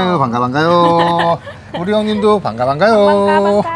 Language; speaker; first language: Korean; native; Korean